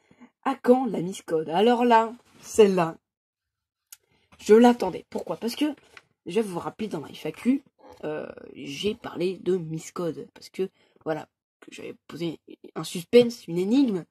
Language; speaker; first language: French; native; French